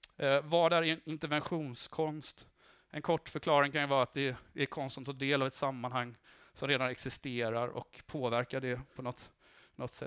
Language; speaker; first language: Swedish; native; Swedish